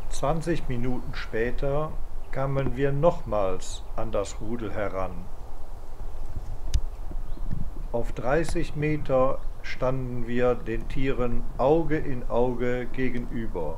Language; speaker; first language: German; native; German